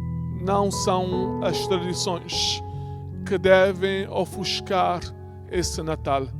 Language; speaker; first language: Portuguese; native; Portuguese